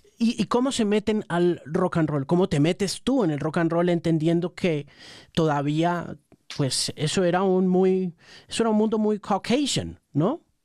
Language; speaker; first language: Spanish; native; Spanish